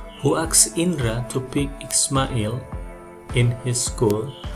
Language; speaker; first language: English; non-native, fluent; Indonesian